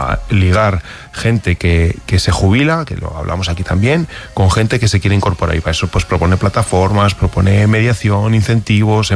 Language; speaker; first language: Spanish; native; Spanish